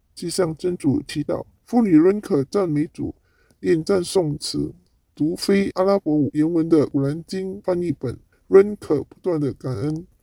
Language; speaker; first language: Chinese; non-native, local second language; Cantonese